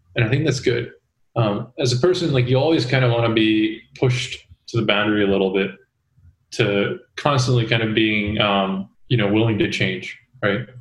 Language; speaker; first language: English; early bilingual, other home language; Korean